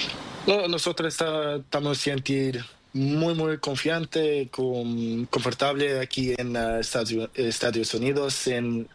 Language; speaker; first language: Spanish; non-native, learner; Portuguese